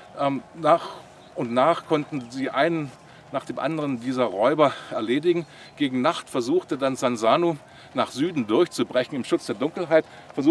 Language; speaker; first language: German; native; German